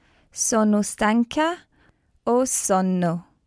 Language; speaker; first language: Italian; non-native, learner; English